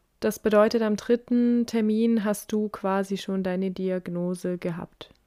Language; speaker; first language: German; native; German